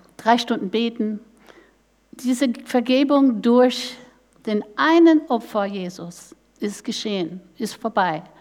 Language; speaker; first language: German; non-native, fluent; English